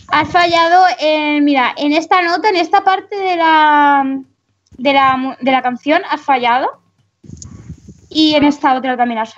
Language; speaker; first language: Spanish; native; Spanish